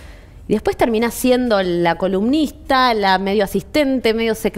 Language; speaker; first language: Spanish; native; Spanish